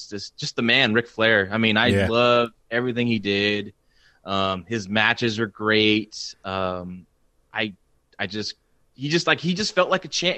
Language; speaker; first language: English; native; English